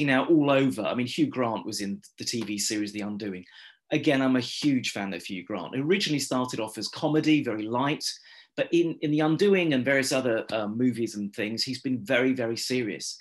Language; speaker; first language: English; native; English